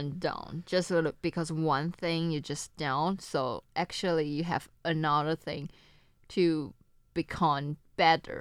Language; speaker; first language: English; non-native, learner; Chinese